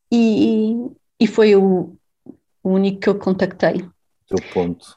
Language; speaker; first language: Portuguese; native; Portuguese